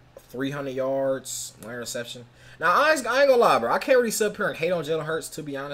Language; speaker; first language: English; native; English